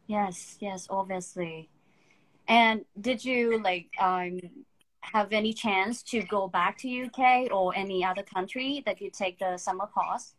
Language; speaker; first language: English; non-native, fluent; Thai